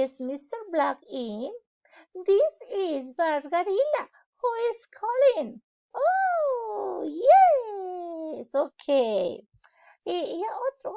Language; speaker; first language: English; non-native, learner; Spanish